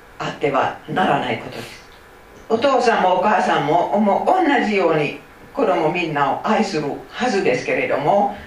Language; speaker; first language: Japanese; non-native, fluent; Finnish